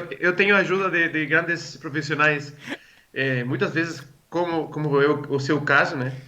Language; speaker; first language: Portuguese; non-native, fluent; Spanish